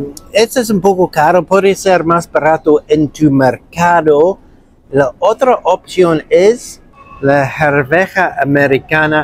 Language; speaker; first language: Spanish; non-native, learner; English